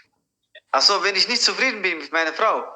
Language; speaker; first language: German; non-native, fluent; Tigrinya